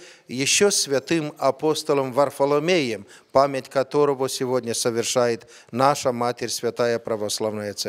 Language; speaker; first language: Russian; non-native, fluent; Romanian